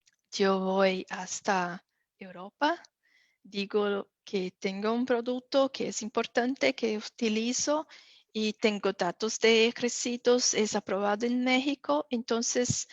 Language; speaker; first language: Spanish; non-native, fluent; Portuguese